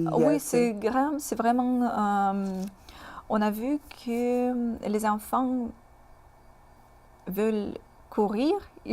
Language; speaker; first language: French; non-native, fluent; Russian